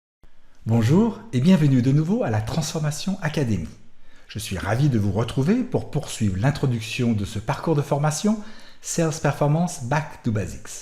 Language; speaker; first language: French; native; French